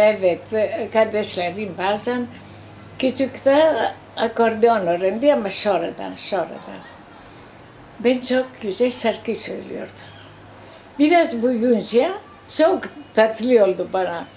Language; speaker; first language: Turkish; non-native, local second language; Greek